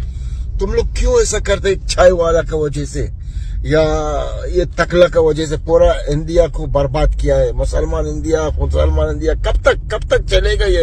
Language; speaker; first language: Hindi; non-native, learner; Arabic